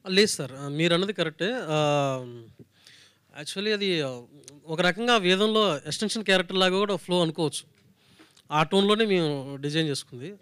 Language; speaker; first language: Telugu; native; Telugu